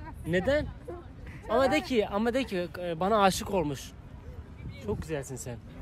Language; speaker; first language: Turkish; native; Turkish